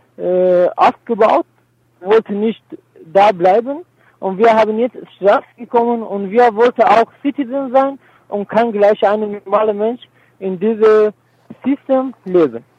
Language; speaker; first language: German; non-native, learner; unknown